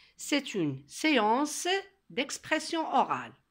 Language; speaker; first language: French; non-native, local second language; Arabic